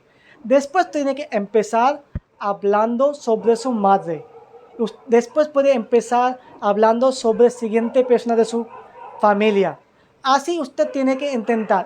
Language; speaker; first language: Spanish; non-native, learner; Hindi